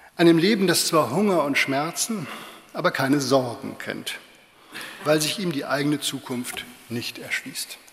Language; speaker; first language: German; native; German